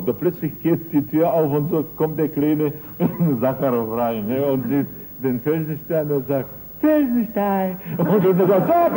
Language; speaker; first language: German; non-native, fluent; Czech